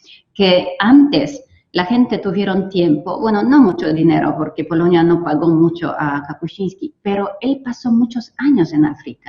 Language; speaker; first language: Spanish; non-native, fluent; Polish